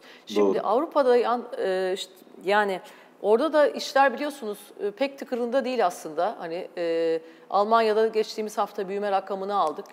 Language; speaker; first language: Turkish; native; Turkish